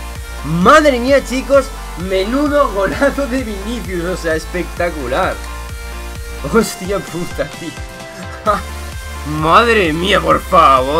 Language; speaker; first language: Spanish; native; Spanish